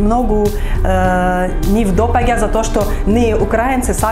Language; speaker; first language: Macedonian; non-native, learner; Ukrainian